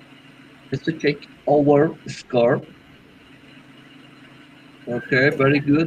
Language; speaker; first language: English; non-native, learner; Spanish